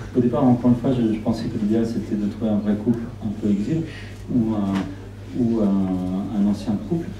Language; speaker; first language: French; non-native, fluent; Spanish